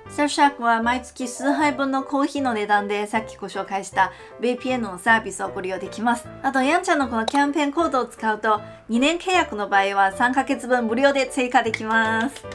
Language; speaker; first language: Japanese; non-native, fluent; Chinese